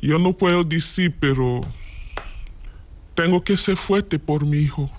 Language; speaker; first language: Spanish; non-native, learner; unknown